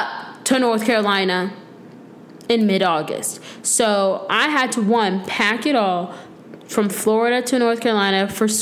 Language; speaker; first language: English; native; English